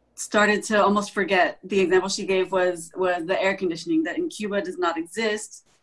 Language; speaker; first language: English; native; English